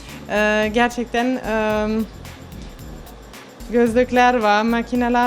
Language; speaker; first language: Turkish; early bilingual, heritage; Turkish